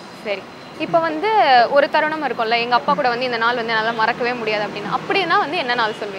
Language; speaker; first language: Tamil; native; Tamil